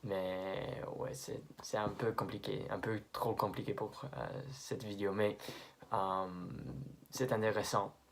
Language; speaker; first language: French; non-native, fluent; English